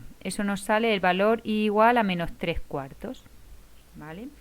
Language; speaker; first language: Spanish; native; Spanish